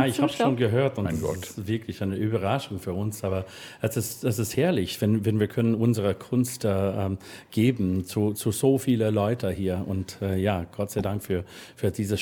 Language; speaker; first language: German; non-native, learner; English